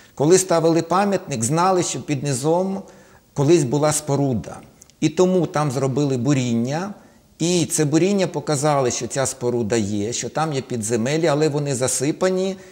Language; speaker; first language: Ukrainian; native; Ukrainian